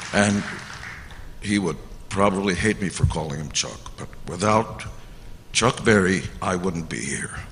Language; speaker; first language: English; early bilingual, other home language; Hungarian